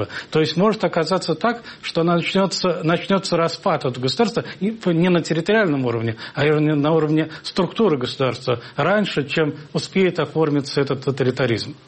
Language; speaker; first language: Russian; native; Russian